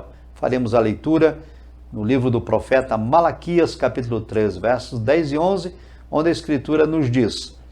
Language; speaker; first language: Portuguese; native; Portuguese